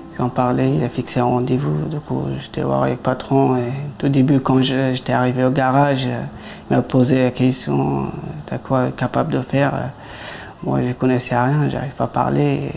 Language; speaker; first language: French; non-native, learner; Persian